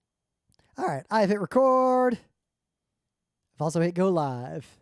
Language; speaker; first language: English; native; English